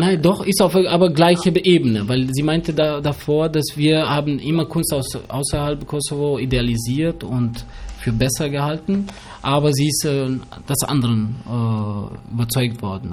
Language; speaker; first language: German; early bilingual, other home language; Albanian